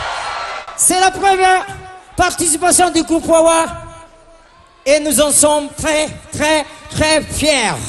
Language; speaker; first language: French; non-native, local second language; Malagasy